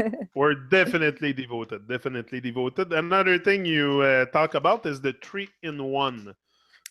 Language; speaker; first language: English; non-native, fluent; French